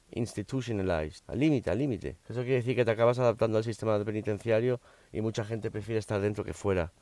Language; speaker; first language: Spanish; early bilingual, heritage; Spanish